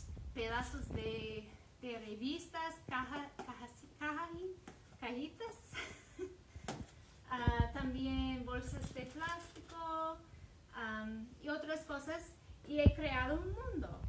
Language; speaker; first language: Spanish; non-native, fluent; English